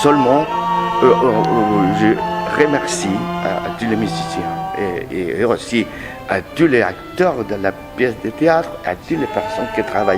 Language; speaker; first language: French; non-native, learner; Spanish